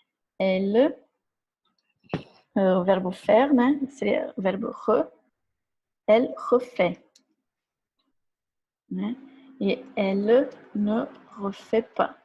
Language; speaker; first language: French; non-native, fluent; Portuguese